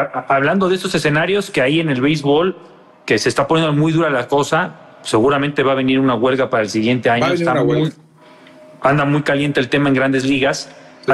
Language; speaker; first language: Spanish; native; Spanish